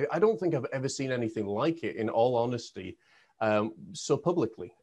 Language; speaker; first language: English; native; English